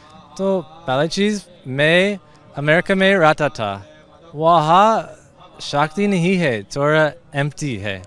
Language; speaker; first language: Hindi; non-native, learner; English